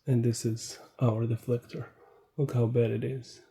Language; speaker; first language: English; non-native, fluent; Arabic